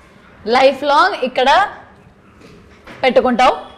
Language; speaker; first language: Telugu; non-native, learner; Malayalam